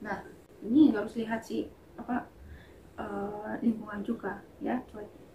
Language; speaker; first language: Indonesian; non-native, fluent; Russian